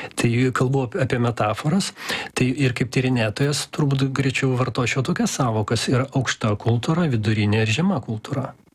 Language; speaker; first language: Lithuanian; non-native, local second language; Russian